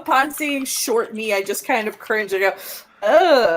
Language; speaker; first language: English; native; English